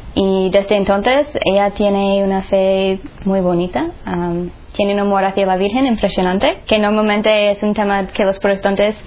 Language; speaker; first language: Spanish; non-native, fluent; English